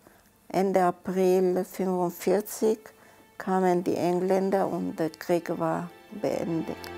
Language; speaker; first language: German; non-native, fluent; Czech